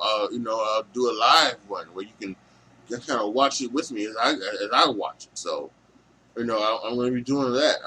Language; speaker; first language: English; native; English